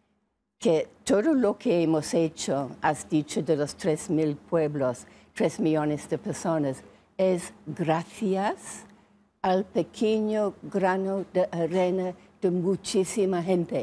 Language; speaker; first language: Spanish; non-native, fluent; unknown